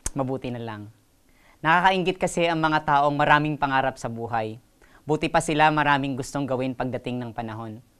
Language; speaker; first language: Filipino; non-native, local second language; Waray